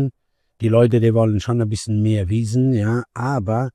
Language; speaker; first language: German; non-native, learner; Italian